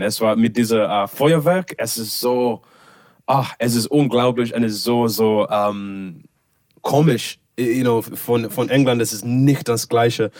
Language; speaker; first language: German; non-native, learner; English